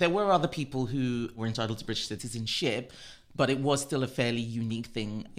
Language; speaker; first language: English; non-native, local second language; Yoruba